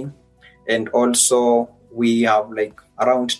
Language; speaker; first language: English; non-native, local second language; Luyia